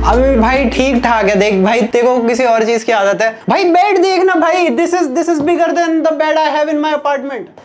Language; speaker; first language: Hindi; native; Hindi